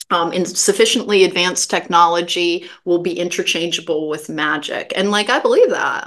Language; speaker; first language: English; native; English